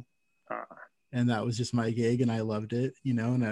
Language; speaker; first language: English; native; English